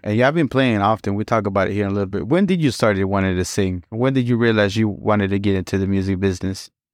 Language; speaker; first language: English; early bilingual, other home language; Spanish